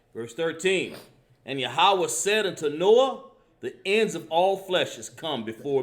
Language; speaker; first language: English; native; English